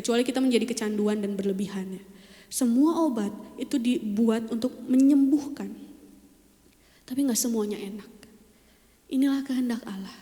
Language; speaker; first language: Indonesian; native; Indonesian